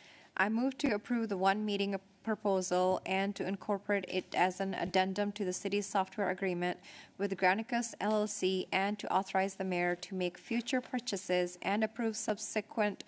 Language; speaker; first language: English; native; English